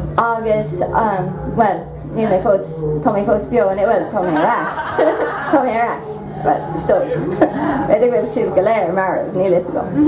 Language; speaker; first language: Irish; non-native, local second language; English